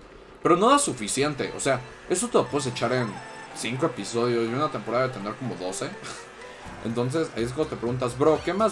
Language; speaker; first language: Spanish; native; Spanish